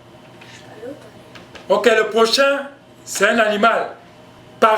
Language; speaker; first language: French; non-native, local second language; Basaa